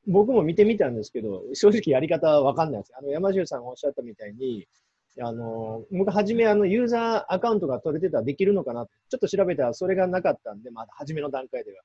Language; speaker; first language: Japanese; native; Japanese